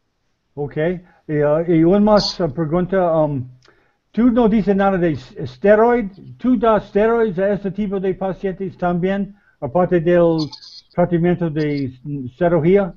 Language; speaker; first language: Spanish; non-native, learner; English